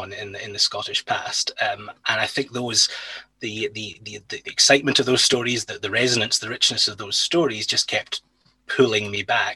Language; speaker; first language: English; native; English